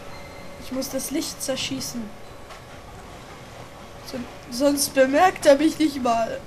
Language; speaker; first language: German; native; German